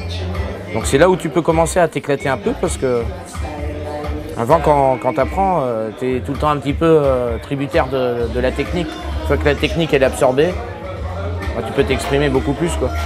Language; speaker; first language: French; native; French